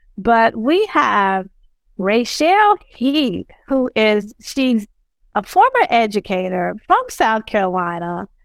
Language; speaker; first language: English; native; English